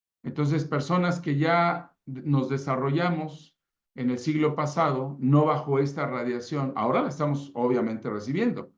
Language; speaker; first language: Spanish; native; Spanish